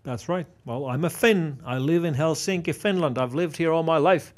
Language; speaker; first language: English; non-native, fluent; Finnish